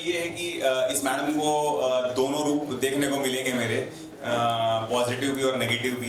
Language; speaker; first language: Hindi; native; Hindi